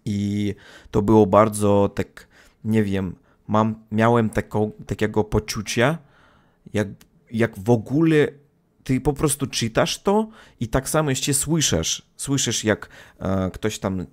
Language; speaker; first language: Polish; non-native, learner; Russian